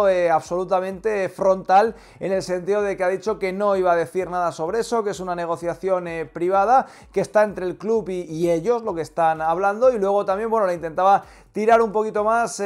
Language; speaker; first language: Spanish; native; Spanish